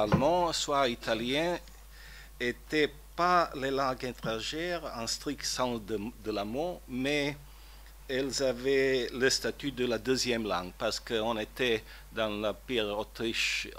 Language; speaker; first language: French; non-native, fluent; Croatian